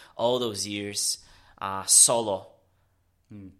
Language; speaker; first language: English; early bilingual, other home language; Romanian